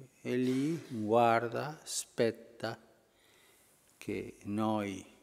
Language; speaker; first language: Italian; early bilingual, heritage; Spanish